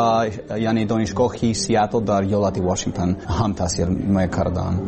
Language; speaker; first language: Persian; non-native, learner; English